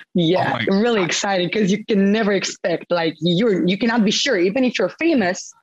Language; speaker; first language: English; non-native, fluent; Romanian